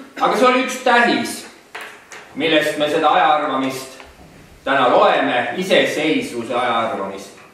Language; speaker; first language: Estonian; native; Estonian